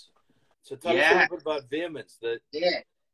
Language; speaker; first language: English; native; English